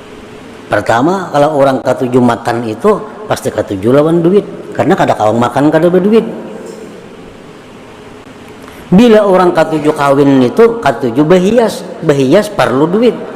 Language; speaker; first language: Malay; non-native, local second language; Banjar